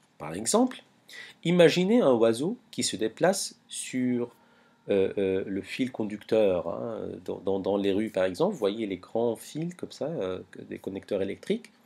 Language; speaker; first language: French; non-native, local second language; Arabic